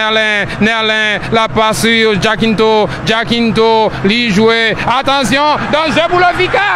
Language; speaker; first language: French; non-native, local second language; Haitian Creole